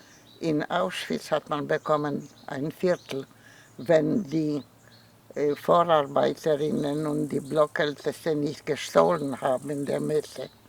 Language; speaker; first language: German; non-native, fluent; Polish